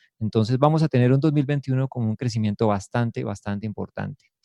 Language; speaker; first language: Spanish; native; Spanish